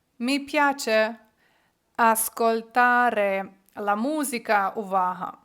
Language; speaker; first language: Italian; non-native, fluent; Ukrainian